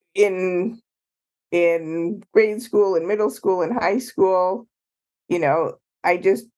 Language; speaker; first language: English; native; English